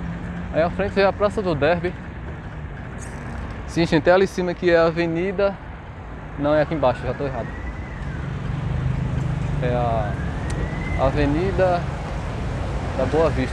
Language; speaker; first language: Portuguese; native; Portuguese